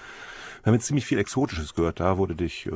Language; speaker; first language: German; native; German